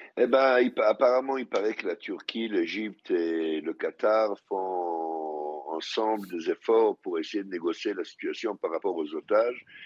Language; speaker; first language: French; non-native, fluent; Hebrew